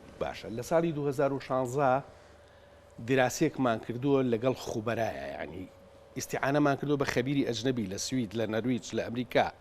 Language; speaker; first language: Central Kurdish; native; Central Kurdish